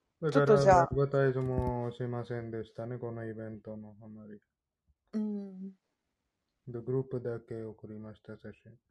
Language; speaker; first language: Japanese; non-native, learner; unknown